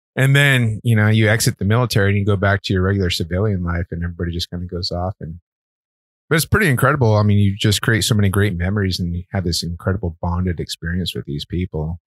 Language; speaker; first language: English; native; English